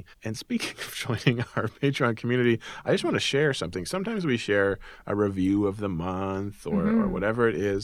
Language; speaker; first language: English; native; English